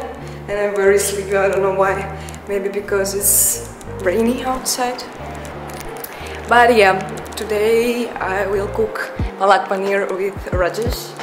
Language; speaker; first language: English; non-native, learner; Russian